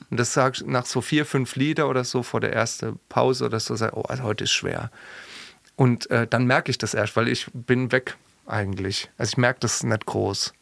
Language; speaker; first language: German; native; German